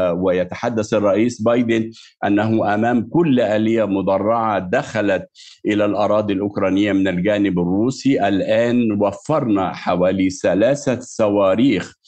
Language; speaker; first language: Arabic; native; Arabic